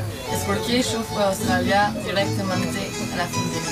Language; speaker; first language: Spanish; non-native, learner; French